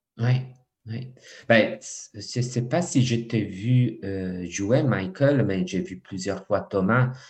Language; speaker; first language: French; non-native, fluent; Italian